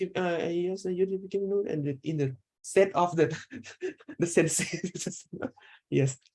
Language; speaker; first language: English; non-native, learner; Thai